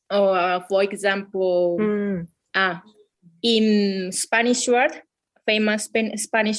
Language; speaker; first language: English; non-native, fluent; Japanese